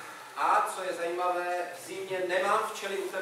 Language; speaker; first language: Russian; non-native, learner; Czech